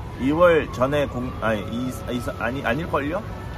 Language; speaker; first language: Korean; native; Korean